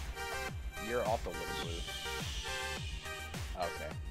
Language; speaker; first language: English; native; English